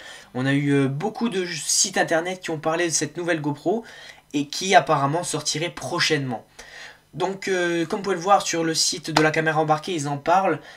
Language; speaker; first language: French; native; French